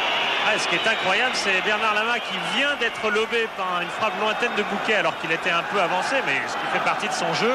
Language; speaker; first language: French; native; French